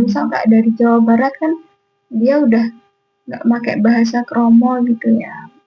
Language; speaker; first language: Indonesian; non-native, local second language; Javanese